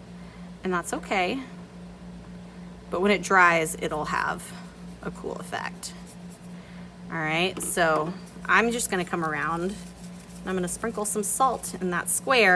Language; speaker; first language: English; native; English